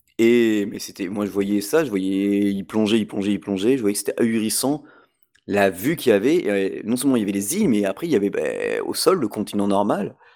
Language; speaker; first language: French; native; French